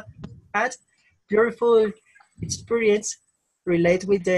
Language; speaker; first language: English; non-native, learner; Spanish